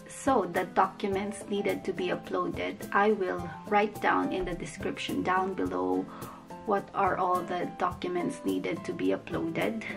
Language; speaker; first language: English; non-native, local second language; Filipino